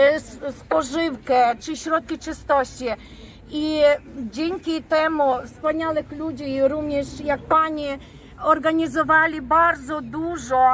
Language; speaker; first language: Polish; non-native, fluent; Ukrainian